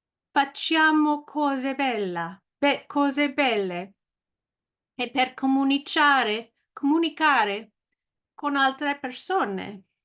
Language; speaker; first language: Italian; non-native, learner; English